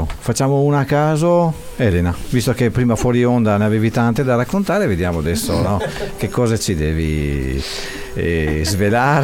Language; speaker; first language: Italian; native; Italian